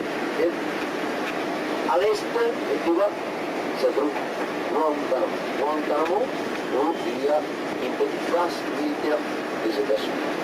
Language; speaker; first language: French; non-native, fluent; Spanish